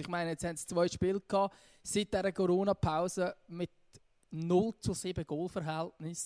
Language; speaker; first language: German; native; German